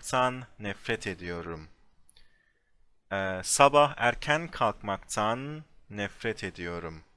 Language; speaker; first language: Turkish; non-native, fluent; English